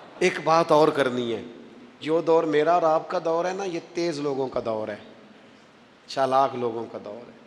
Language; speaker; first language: Urdu; non-native, local second language; Punjabi